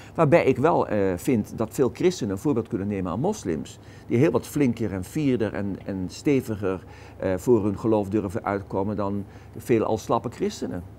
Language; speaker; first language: Dutch; native; Dutch